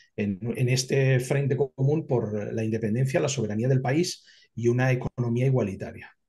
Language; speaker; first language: Spanish; native; Spanish